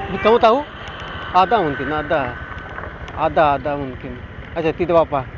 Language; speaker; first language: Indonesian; non-native, learner; Bangla